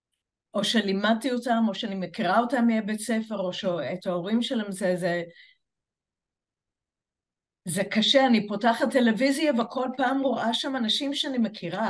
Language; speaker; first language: Hebrew; non-native, fluent; English